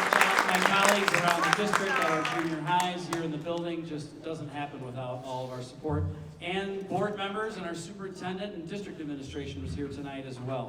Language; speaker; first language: English; native; English